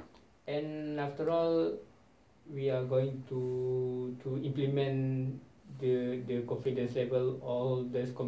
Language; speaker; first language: English; non-native, learner; Malay